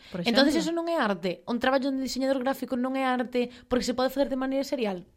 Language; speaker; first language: Galician; non-native, local second language; Spanish